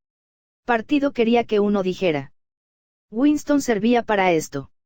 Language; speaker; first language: Spanish; native; Spanish